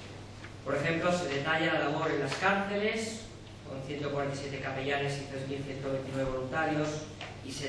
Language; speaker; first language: Spanish; native; Spanish